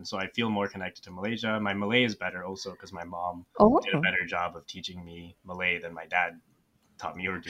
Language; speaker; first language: English; native; English